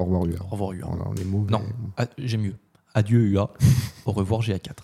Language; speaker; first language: French; native; French